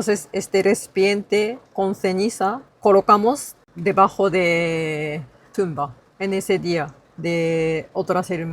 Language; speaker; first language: Spanish; non-native, learner; Japanese